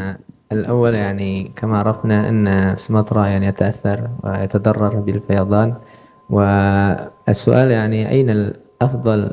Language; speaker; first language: Arabic; non-native, learner; Indonesian